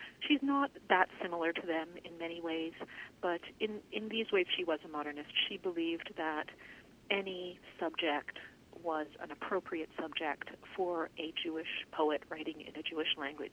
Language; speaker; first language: English; native; English